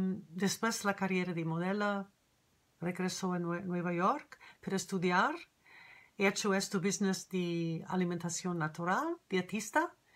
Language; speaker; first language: Spanish; non-native, learner; English